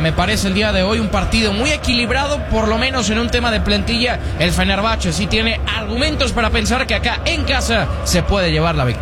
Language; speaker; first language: Spanish; native; Spanish